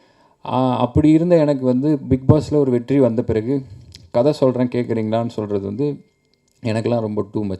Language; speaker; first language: Tamil; native; Tamil